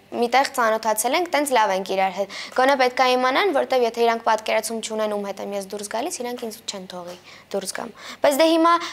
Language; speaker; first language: Armenian; early bilingual, heritage; Armenian